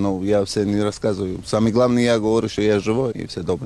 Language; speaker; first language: Ukrainian; non-native, learner; Georgian